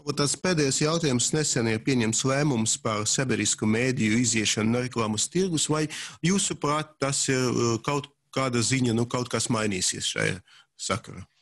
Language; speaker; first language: Latvian; native; Latvian